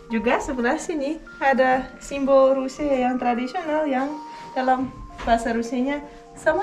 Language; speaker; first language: Indonesian; non-native, fluent; Russian